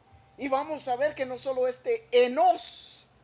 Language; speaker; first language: Spanish; native; Spanish